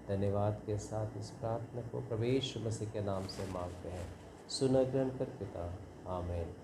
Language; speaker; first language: Hindi; non-native, local second language; Kannada